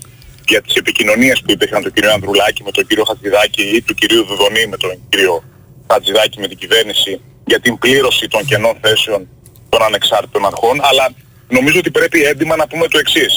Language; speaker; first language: Greek; native; Greek